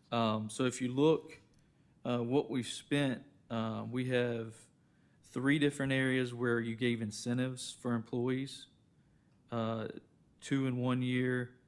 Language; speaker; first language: English; native; English